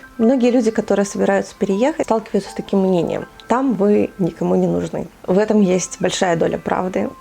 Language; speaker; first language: Russian; native; Russian